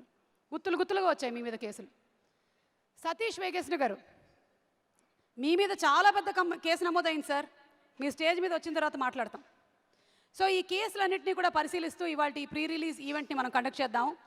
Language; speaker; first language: Telugu; native; Telugu